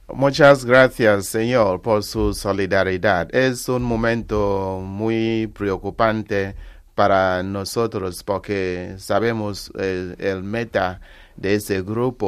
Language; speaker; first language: Spanish; non-native, learner; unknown